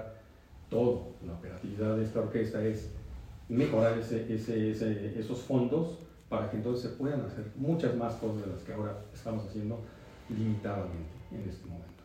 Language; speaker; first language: Spanish; native; Spanish